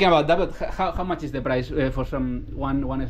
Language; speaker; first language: English; non-native, learner; Spanish